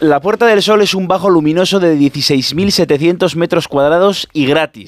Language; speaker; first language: Spanish; native; Spanish